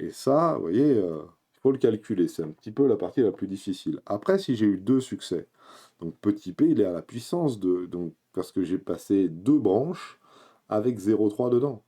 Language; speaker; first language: French; native; French